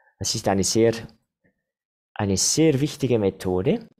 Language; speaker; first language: German; non-native, fluent; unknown